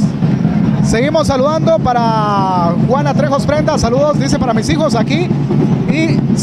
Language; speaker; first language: Spanish; native; Spanish